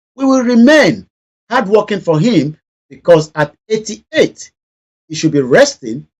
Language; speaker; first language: English; non-native, local second language; Yoruba